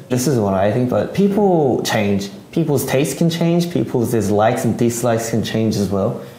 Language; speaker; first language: English; early bilingual, other home language; Korean